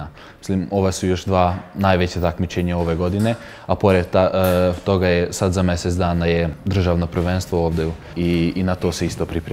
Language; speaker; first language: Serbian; non-native, local second language; Hungarian